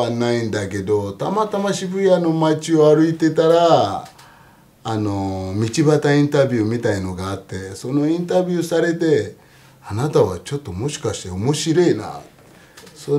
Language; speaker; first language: Japanese; non-native, fluent; Yoruba